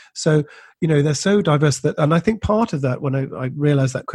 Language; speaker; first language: English; native; English